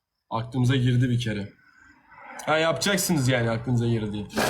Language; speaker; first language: Turkish; native; Turkish